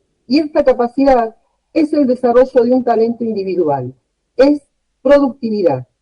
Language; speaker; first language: Spanish; native; Spanish